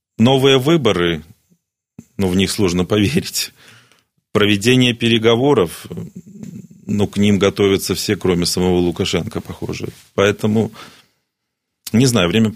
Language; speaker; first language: Russian; native; Russian